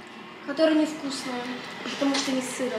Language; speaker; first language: Russian; native; Russian